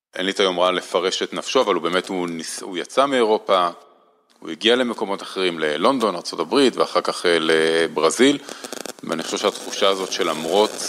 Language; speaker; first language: Hebrew; native; Hebrew